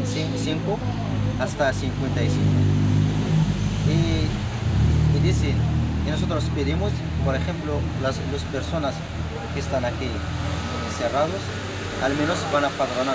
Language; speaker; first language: Spanish; non-native, learner; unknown